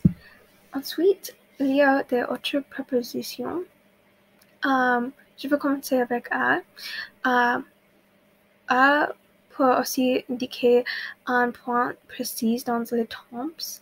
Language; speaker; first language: French; non-native, learner; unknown